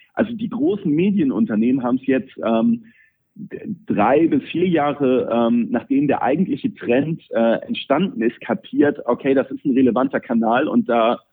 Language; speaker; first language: German; native; German